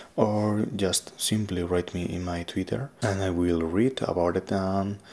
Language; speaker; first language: English; non-native, fluent; Spanish